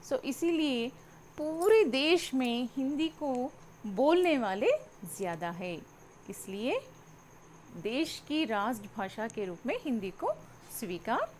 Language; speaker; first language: Hindi; non-native, local second language; Telugu